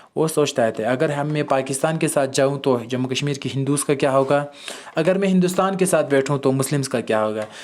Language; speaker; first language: Hindi; non-native, local second language; Kashmiri